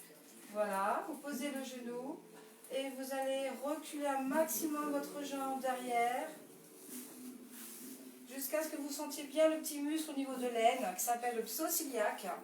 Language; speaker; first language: French; native; French